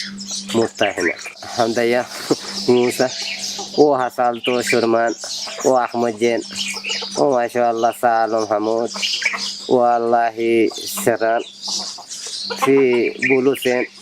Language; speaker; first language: Arabic; non-native, learner; Bangla